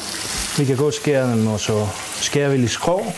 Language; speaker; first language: Danish; non-native, fluent; Greek